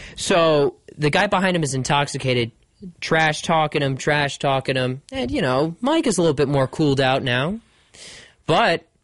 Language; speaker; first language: English; native; English